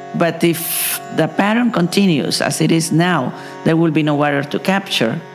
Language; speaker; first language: English; non-native, fluent; Spanish